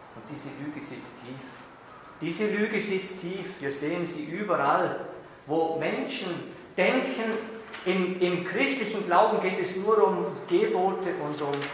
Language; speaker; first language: German; native; German